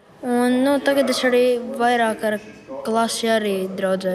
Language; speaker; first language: Latvian; early bilingual, heritage; Latvian